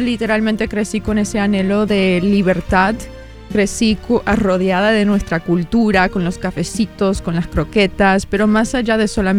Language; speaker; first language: Spanish; early bilingual, heritage; Spanish